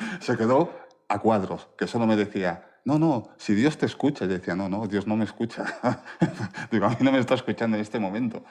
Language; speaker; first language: Spanish; early bilingual, other home language; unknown